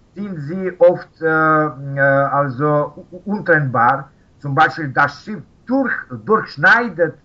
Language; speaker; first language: German; non-native, fluent; Russian